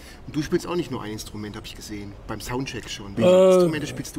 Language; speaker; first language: German; native; German